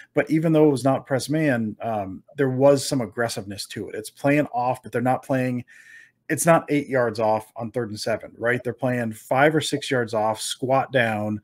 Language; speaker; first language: English; native; English